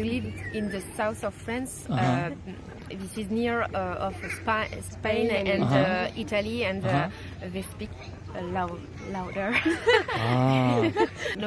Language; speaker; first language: English; non-native, learner; French